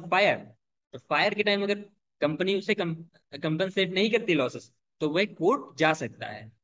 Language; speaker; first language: Hindi; native; Hindi